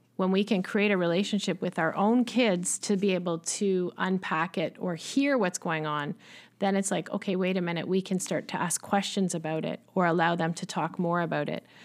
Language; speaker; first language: English; native; English